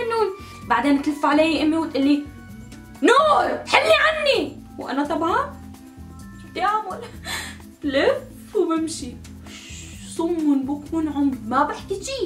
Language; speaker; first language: Arabic; native; Arabic